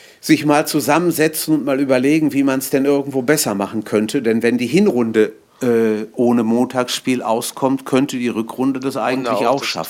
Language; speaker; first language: German; native; German